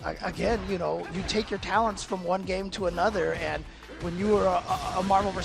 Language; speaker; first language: English; native; English